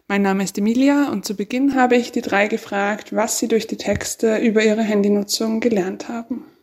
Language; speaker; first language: German; native; German